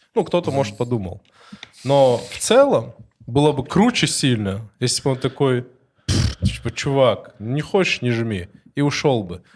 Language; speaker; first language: Russian; non-native, local second language; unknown